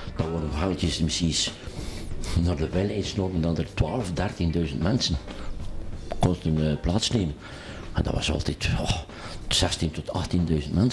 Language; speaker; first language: Dutch; native; Dutch